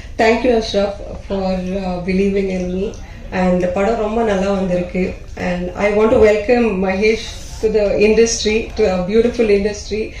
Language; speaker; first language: Tamil; non-native, fluent; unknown